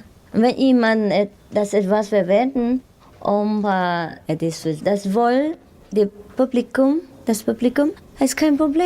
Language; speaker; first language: German; non-native, fluent; Vietnamese